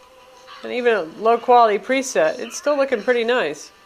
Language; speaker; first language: English; native; English